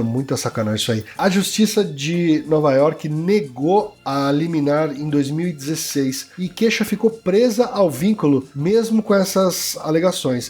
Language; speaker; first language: Portuguese; native; Portuguese